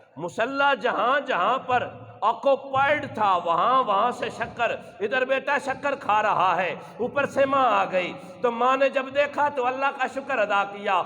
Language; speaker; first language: Urdu; non-native, local second language; Punjabi